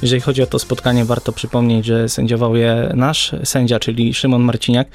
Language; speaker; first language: Polish; native; Polish